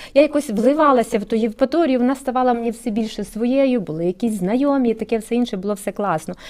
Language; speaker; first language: Ukrainian; native; Ukrainian